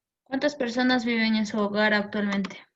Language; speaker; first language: Spanish; native; Spanish